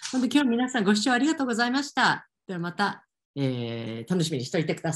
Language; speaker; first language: Japanese; native; Japanese